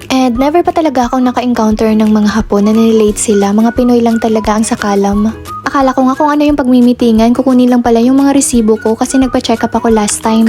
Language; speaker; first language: Filipino; native; Filipino